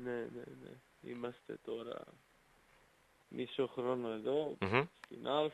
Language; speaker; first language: Greek; non-native, fluent; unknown